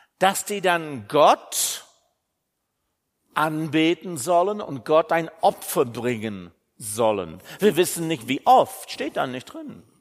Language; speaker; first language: German; non-native, fluent; English